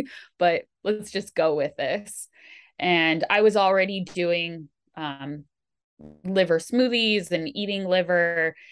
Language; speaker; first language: English; native; English